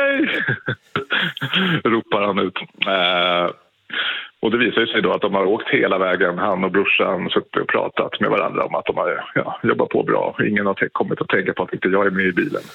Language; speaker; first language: Swedish; native; Swedish